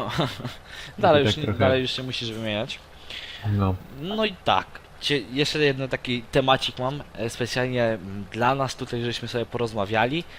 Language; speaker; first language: Polish; native; Polish